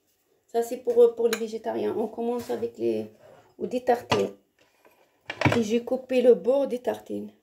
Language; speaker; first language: French; non-native, learner; Arabic